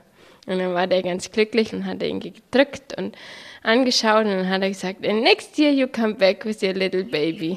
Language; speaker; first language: German; native; German